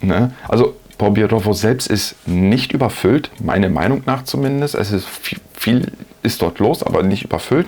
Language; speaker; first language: German; native; German